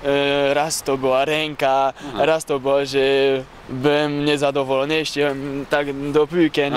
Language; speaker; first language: Polish; early bilingual, heritage; French